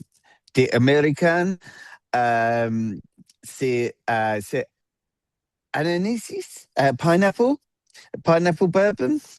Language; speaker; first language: French; non-native, learner; English